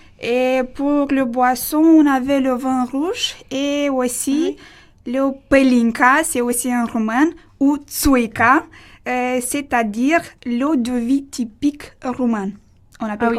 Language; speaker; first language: French; non-native, learner; Romanian